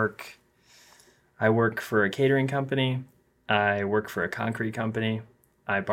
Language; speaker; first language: English; native; English